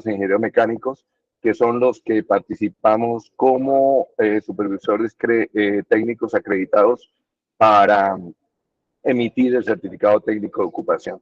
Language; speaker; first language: Spanish; native; Spanish